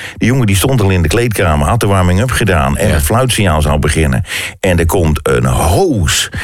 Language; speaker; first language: Dutch; native; Dutch